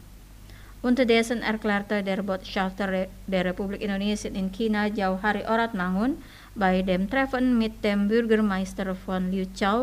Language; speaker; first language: German; non-native, fluent; Indonesian